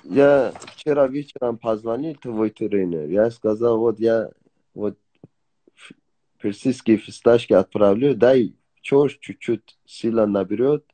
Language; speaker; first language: Russian; non-native, learner; Persian